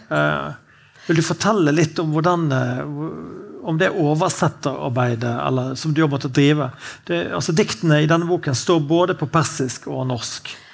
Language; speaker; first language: Norwegian; native; Norwegian